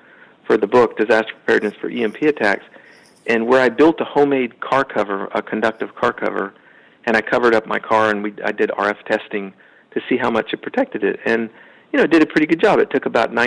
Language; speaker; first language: English; native; English